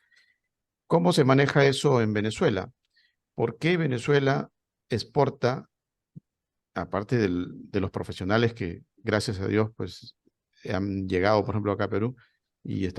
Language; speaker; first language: Spanish; native; Spanish